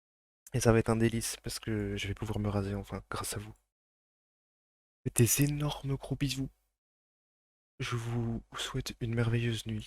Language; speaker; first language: French; native; French